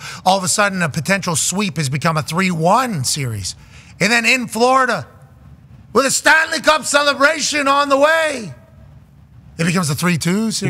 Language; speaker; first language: English; native; English